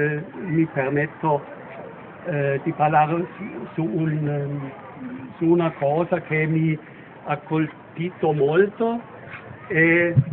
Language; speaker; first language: Italian; non-native, fluent; German